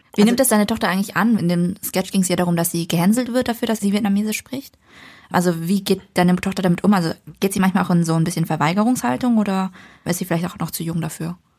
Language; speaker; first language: German; early bilingual, other home language; Vietnamese